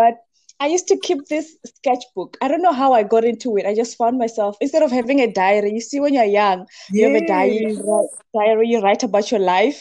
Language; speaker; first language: English; non-native, local second language; Venda